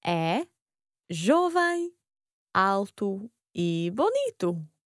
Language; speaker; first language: Portuguese; non-native, learner; English